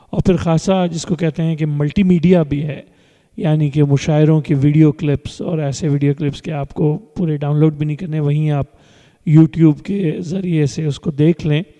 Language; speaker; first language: Urdu; early bilingual, heritage; Urdu